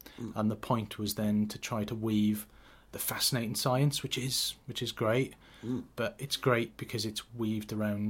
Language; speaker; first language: English; native; English